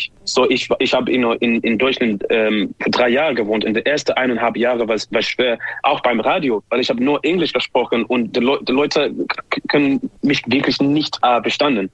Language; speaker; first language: German; non-native, learner; English